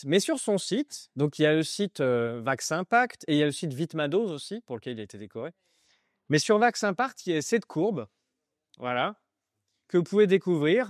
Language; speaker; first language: French; native; French